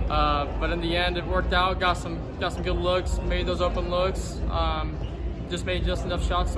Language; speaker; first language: English; native; English